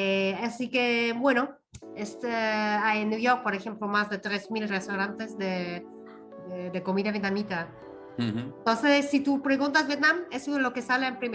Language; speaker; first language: Spanish; non-native, fluent; Vietnamese